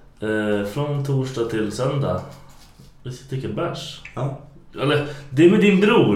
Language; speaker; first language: Swedish; native; Swedish